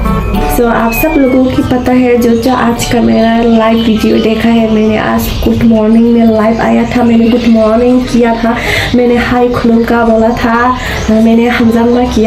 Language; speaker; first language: Hindi; non-native, local second language; Kok Borok